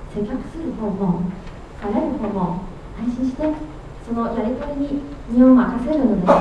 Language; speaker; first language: Japanese; non-native, fluent; Chinese